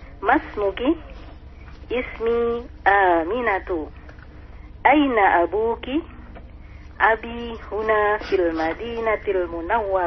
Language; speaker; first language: Arabic; non-native, learner; Indonesian